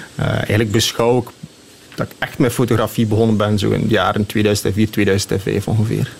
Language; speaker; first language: Dutch; native; Dutch